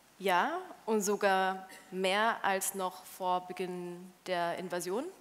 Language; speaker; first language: German; early bilingual, other home language; Polish